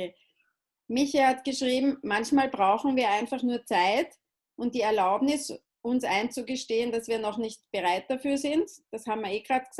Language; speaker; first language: German; native; German